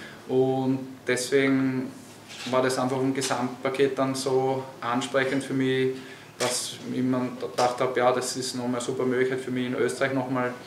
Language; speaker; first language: German; native; German